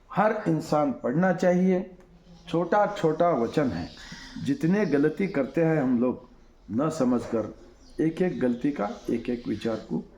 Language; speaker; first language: Hindi; non-native, local second language; Kannada